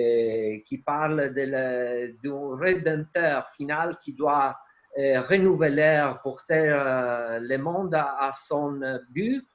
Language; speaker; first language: French; non-native, fluent; Italian